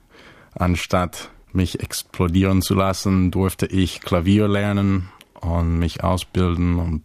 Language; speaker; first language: German; non-native, fluent; English